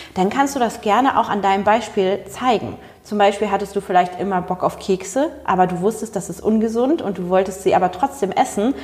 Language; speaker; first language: German; native; German